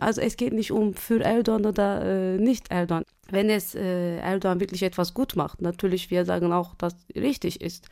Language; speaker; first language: German; non-native, fluent; Turkish